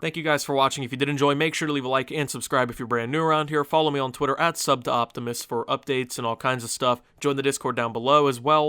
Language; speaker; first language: English; native; English